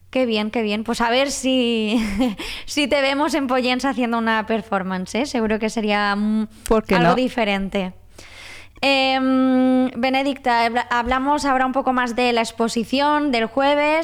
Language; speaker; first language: Spanish; non-native, local second language; Catalan